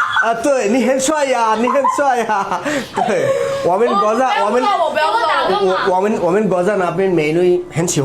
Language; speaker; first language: Chinese; non-native, learner; Bangla